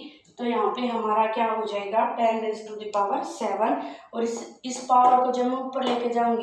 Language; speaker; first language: Hindi; native; Hindi